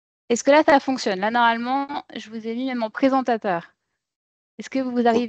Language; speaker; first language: French; native; French